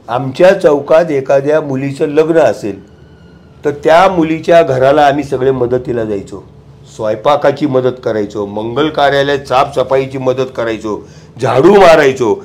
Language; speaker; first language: Marathi; non-native, local second language; Gujarati